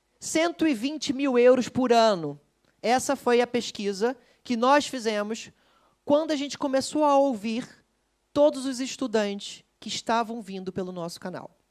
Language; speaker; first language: Portuguese; native; Portuguese